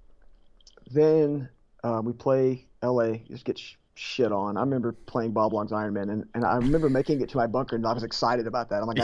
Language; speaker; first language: English; native; English